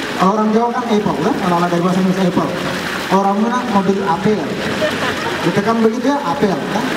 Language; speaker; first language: Indonesian; non-native, local second language; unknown